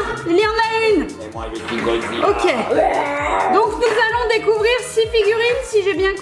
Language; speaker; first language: French; native; French